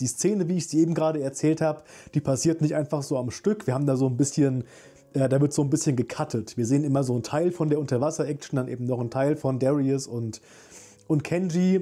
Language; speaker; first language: German; native; German